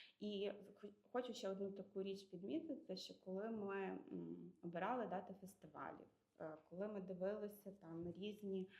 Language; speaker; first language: Ukrainian; native; Ukrainian